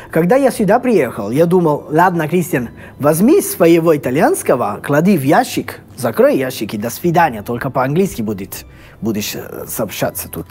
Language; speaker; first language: Russian; non-native, fluent; Italian